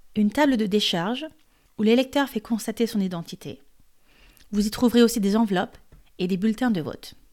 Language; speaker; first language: French; native; French